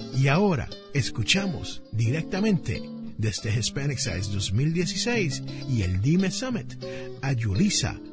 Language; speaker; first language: Spanish; early bilingual, heritage; Spanish